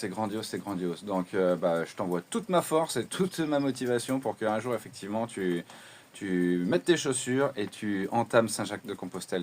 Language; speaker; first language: French; native; French